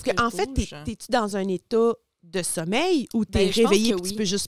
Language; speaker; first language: French; native; French